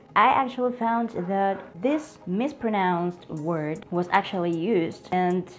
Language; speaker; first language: English; non-native, fluent; Spanish